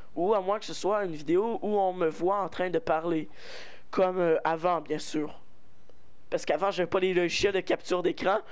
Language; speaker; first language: French; native; French